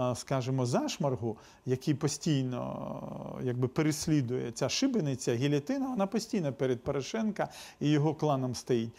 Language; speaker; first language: Ukrainian; non-native, local second language; Russian